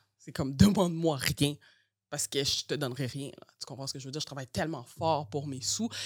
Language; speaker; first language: French; early bilingual, other home language; Haitian Creole